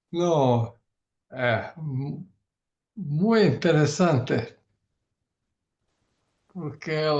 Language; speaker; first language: Spanish; non-native, learner; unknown